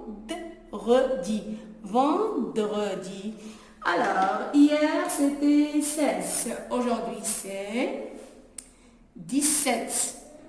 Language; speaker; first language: French; non-native, local second language; Arabic